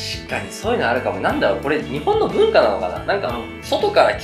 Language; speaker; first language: Japanese; native; Japanese